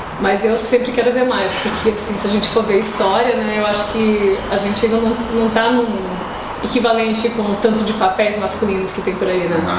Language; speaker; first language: Portuguese; early bilingual, other home language; English